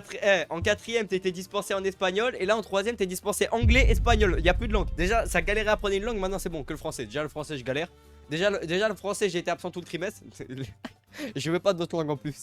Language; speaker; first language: French; native; French